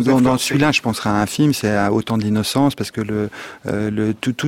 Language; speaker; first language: French; native; French